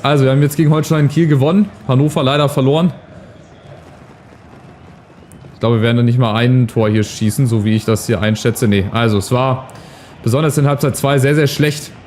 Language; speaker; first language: German; native; German